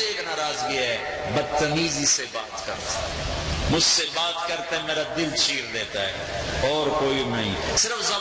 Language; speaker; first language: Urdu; non-native, local second language; Punjabi